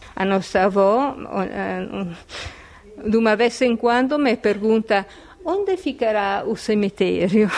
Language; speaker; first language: Portuguese; non-native, fluent; Italian